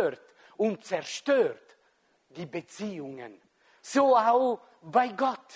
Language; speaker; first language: German; non-native, fluent; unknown